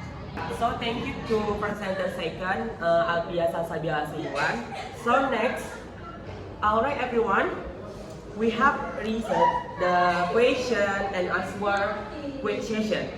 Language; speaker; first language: English; non-native, learner; Indonesian